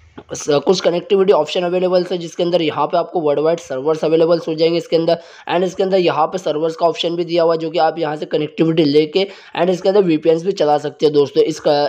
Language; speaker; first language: Hindi; native; Hindi